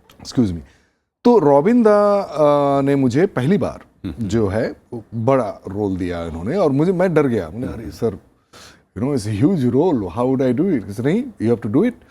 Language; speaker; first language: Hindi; non-native, local second language; Assamese